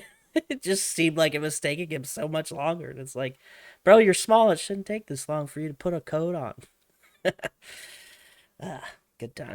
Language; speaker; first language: English; native; English